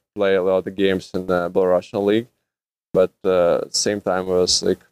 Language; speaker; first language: English; non-native, learner; Russian